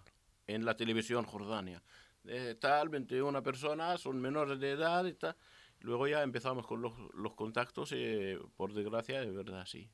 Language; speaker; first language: Spanish; non-native, learner; Arabic